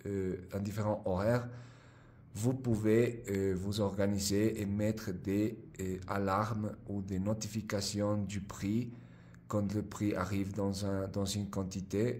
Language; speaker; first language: French; non-native, fluent; Spanish